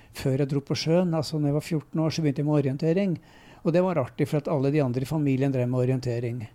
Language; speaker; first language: Norwegian; native; Norwegian